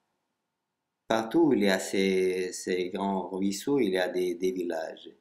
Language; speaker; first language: French; non-native, fluent; Russian